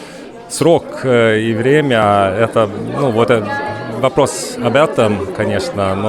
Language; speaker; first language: Russian; non-native, learner; Swedish